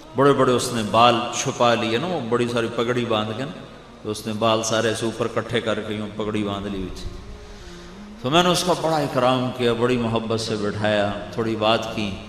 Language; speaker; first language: Urdu; non-native, local second language; Punjabi